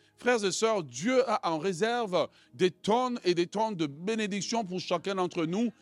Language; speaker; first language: French; non-native, local second language; Lingala